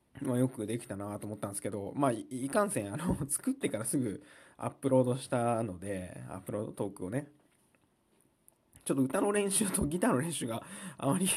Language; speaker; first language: Japanese; native; Japanese